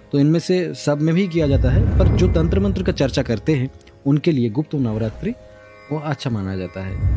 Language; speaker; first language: Hindi; non-native, local second language; Bangla